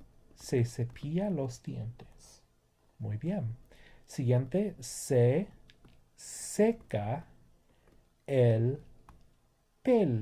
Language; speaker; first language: Spanish; non-native, fluent; English